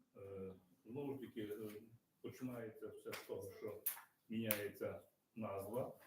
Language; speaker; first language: Ukrainian; native; Ukrainian